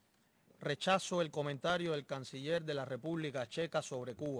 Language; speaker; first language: Spanish; native; Spanish